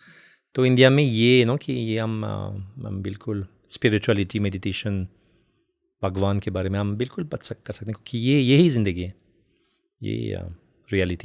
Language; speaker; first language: Hindi; non-native, fluent; French